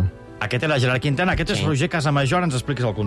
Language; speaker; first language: Catalan; native; Catalan